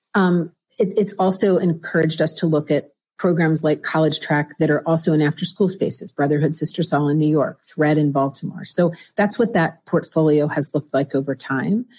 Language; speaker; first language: English; native; English